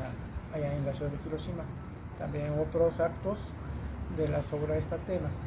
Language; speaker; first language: Spanish; non-native, learner; Japanese